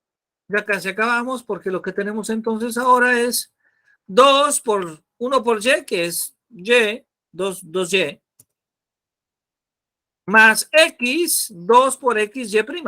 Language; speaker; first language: Spanish; native; Spanish